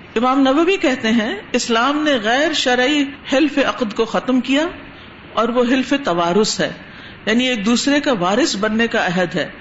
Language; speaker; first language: Urdu; non-native, local second language; Punjabi